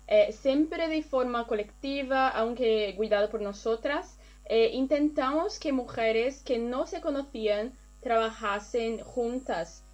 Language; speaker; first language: Spanish; non-native, learner; Portuguese